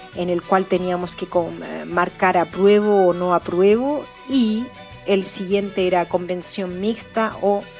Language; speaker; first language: Spanish; native; Spanish